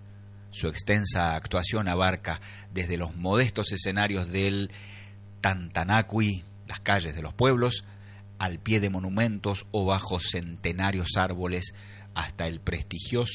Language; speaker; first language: Spanish; native; Spanish